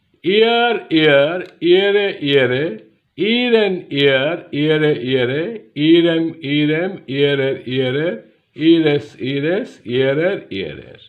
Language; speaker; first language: German; non-native, fluent; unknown